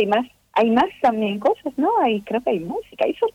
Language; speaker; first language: Spanish; non-native, fluent; French